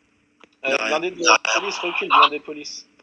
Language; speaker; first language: French; native; French